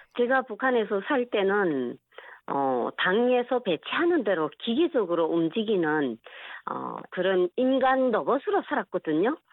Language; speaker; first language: Korean; native; Korean